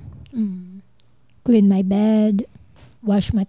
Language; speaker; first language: English; non-native, local second language; Filipino